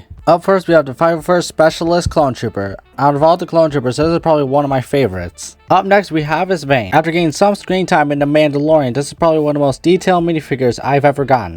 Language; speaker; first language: English; native; English